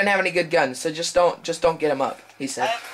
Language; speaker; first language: English; native; English